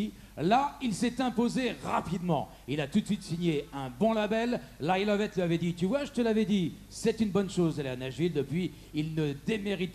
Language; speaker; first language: French; native; French